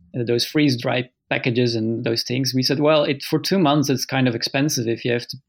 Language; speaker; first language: English; non-native, fluent; Dutch